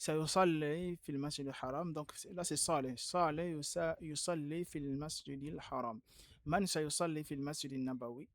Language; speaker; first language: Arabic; non-native, fluent; French